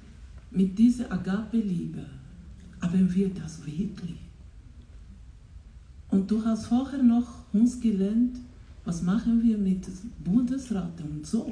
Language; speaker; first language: German; non-native, learner; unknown